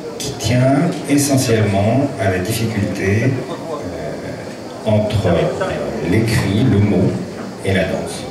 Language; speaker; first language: French; native; French